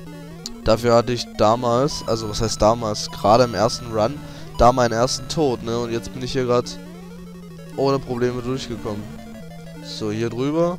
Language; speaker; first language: German; native; German